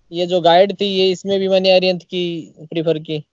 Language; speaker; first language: Hindi; native; Hindi